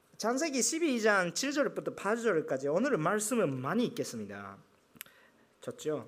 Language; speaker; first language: Korean; non-native, fluent; Japanese